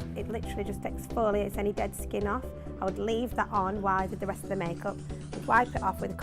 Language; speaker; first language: English; native; English